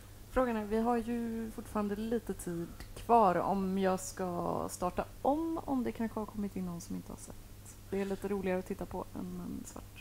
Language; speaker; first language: Swedish; native; Swedish